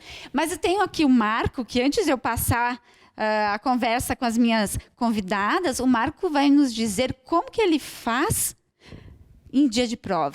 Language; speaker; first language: Portuguese; native; Portuguese